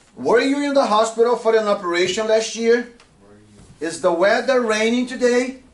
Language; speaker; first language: English; non-native, fluent; Portuguese